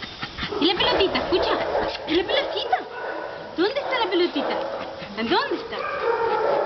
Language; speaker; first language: Spanish; native; Spanish